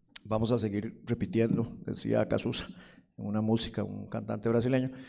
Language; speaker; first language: Spanish; native; Spanish